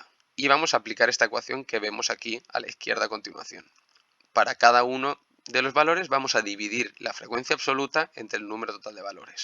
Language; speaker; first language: Spanish; native; Spanish